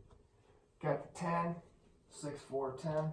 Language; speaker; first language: English; native; English